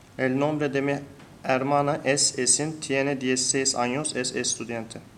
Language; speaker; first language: Spanish; non-native, learner; Turkish